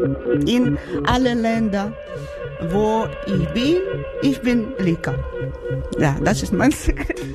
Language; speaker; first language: German; non-native, learner; Ukrainian